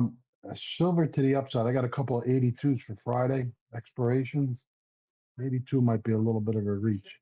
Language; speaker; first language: English; native; English